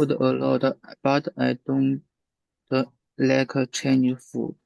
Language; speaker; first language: English; non-native, learner; Chinese